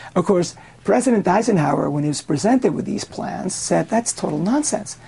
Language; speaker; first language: English; non-native, fluent; Spanish